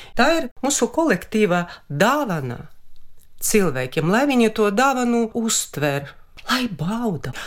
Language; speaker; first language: Latvian; non-native, local second language; Russian